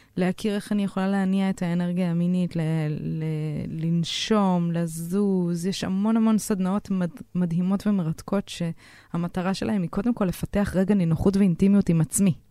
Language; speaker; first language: Hebrew; native; Hebrew